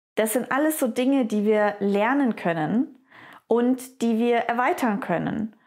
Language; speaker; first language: German; native; German